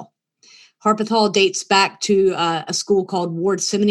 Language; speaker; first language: English; native; English